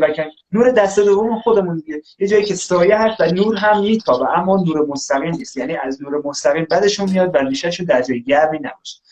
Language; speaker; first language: Persian; native; Persian